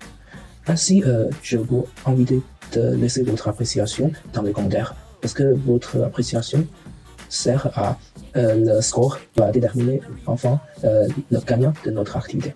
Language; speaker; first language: French; non-native, fluent; Chinese